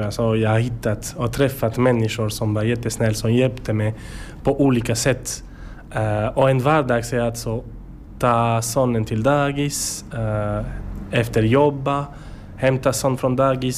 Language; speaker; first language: Swedish; non-native, learner; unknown